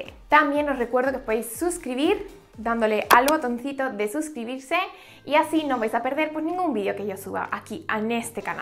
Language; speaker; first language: Spanish; native; Spanish